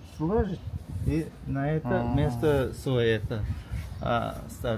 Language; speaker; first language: Russian; non-native, learner; Uzbek